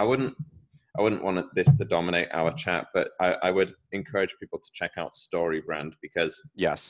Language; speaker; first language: English; native; English